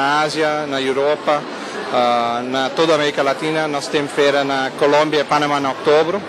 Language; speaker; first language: Portuguese; non-native, fluent; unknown